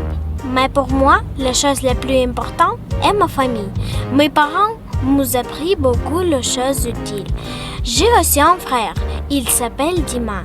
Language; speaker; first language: French; non-native, learner; Ukrainian